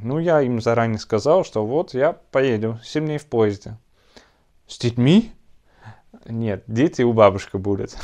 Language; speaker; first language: Russian; non-native, learner; Dutch